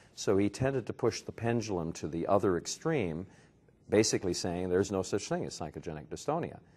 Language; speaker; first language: English; native; English